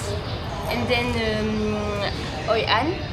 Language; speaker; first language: English; non-native, fluent; French